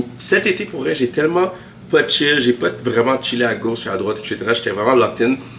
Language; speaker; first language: French; early bilingual, other home language; Haitian Creole